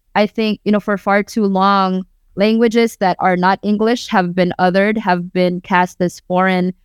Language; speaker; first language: English; early bilingual, other home language; Waray